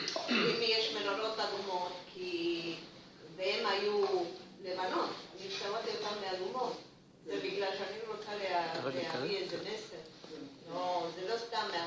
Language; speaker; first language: Hebrew; non-native, fluent; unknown